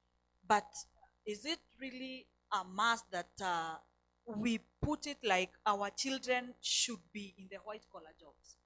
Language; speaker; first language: English; non-native, local second language; Swahili